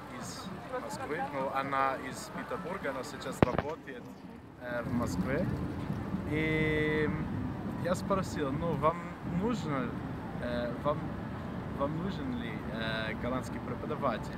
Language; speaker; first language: Russian; non-native, fluent; Dutch